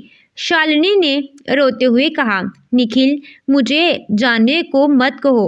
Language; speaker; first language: Hindi; native; Hindi